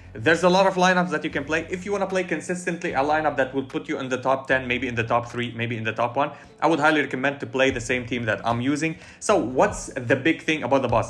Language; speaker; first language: English; non-native, fluent; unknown